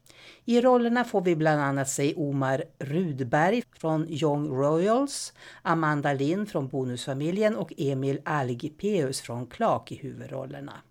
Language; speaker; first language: Swedish; native; Swedish